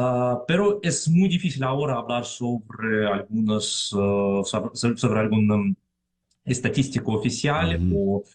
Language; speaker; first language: Spanish; non-native, fluent; Russian